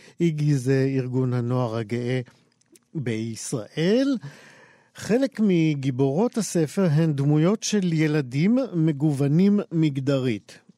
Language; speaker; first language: Hebrew; native; Hebrew